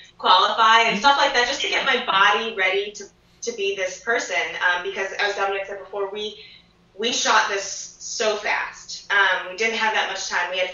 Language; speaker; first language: English; native; English